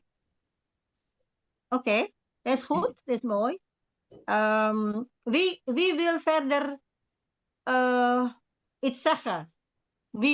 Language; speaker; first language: Dutch; non-native, fluent; Indonesian